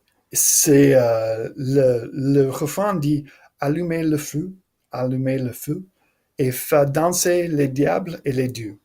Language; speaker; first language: French; non-native, learner; English